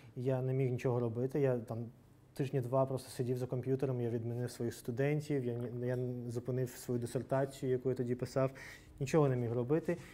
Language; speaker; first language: Ukrainian; non-native, local second language; Russian